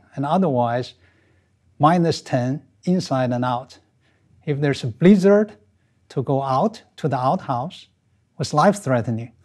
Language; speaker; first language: English; non-native, fluent; Chinese